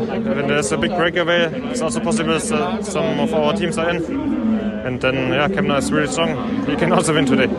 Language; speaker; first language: English; non-native, fluent; German